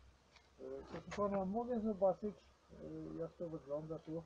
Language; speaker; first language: Polish; non-native, learner; English